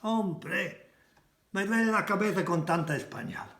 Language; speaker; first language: Spanish; non-native, fluent; English